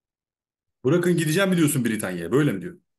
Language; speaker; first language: Turkish; native; Turkish